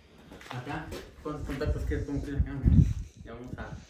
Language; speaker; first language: Spanish; native; Spanish